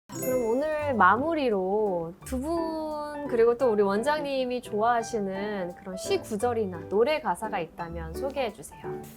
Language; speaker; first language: Korean; native; Korean